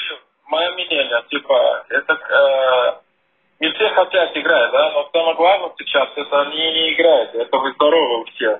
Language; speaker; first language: Russian; non-native, fluent; Portuguese